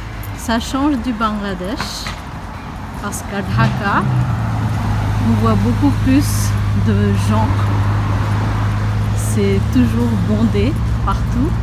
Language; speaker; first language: French; non-native, fluent; Bangla